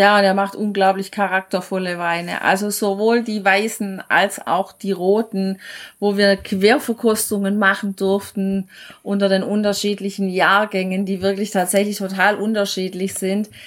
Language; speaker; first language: German; native; German